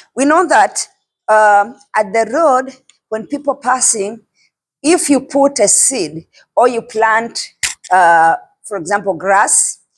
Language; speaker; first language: English; non-native, local second language; Swahili